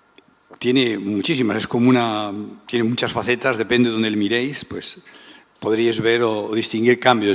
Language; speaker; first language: Spanish; native; Spanish